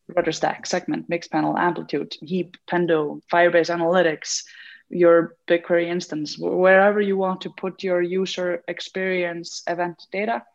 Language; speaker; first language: English; non-native, fluent; Icelandic